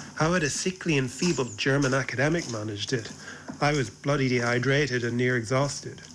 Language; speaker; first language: English; native; English